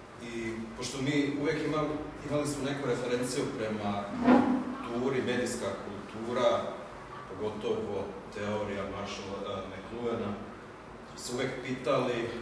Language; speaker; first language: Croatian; early bilingual, heritage; German